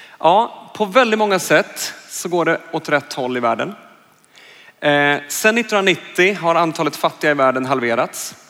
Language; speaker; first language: Swedish; native; Swedish